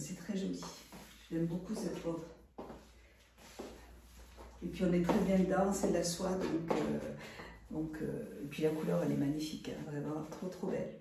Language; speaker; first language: French; native; French